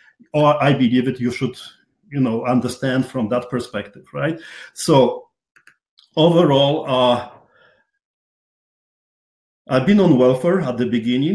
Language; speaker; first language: English; non-native, fluent; Polish